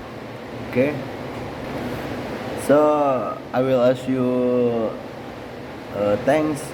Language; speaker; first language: English; non-native, learner; Indonesian